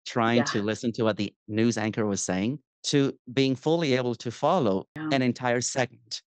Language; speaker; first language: English; non-native, fluent; Spanish